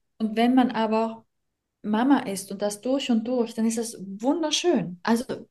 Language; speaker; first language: German; native; German